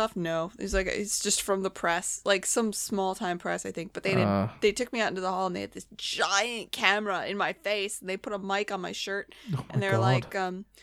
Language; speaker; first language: English; native; English